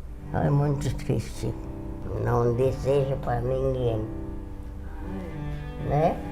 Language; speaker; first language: Portuguese; non-native, fluent; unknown